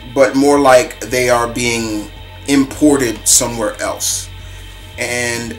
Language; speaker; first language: English; native; English